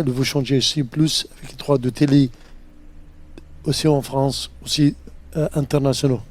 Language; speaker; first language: French; non-native, fluent; Arabic